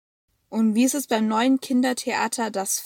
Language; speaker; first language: German; native; German